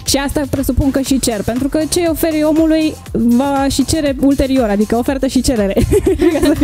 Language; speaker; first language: Romanian; native; Romanian